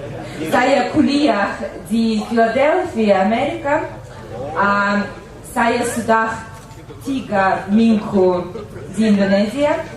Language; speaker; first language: Indonesian; non-native, learner; Ukrainian